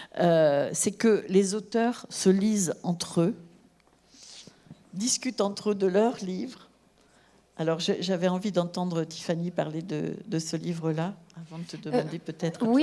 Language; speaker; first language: French; native; French